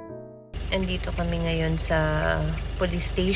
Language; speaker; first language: Filipino; native; Filipino